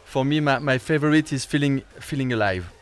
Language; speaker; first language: English; non-native, learner; French